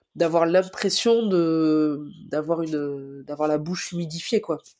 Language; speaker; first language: French; native; French